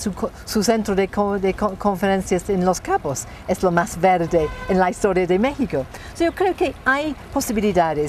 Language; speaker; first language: Spanish; non-native, fluent; English